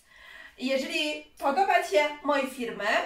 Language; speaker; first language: Polish; non-native, learner; Chinese